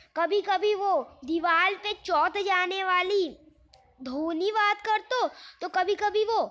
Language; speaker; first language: Hindi; non-native, local second language; Gujarati